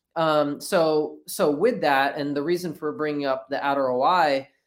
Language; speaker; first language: English; native; English